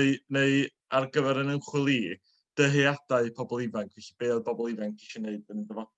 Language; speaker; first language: Welsh; native; Welsh